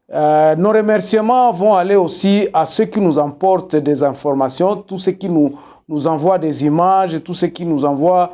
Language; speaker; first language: French; non-native, local second language; Lingala